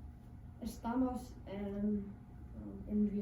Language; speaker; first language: Spanish; non-native, learner; English